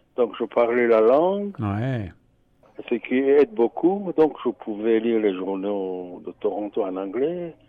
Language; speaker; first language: French; non-native, local second language; Rundi